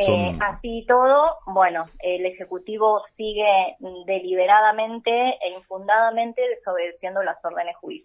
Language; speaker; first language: Spanish; native; Spanish